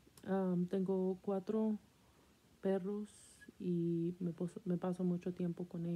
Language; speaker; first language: Spanish; early bilingual, heritage; Spanish